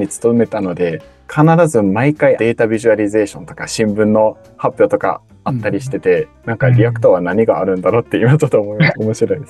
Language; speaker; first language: Japanese; native; Japanese